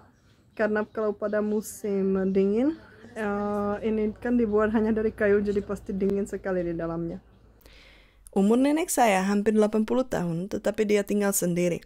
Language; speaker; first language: Indonesian; non-native, fluent; Czech